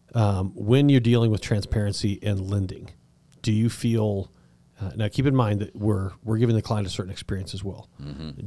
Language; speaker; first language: English; native; English